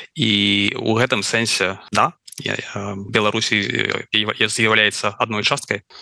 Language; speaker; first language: Belarusian; non-native, local second language; Russian